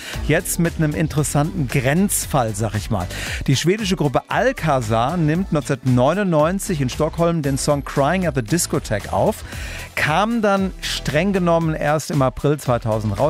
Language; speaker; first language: German; native; German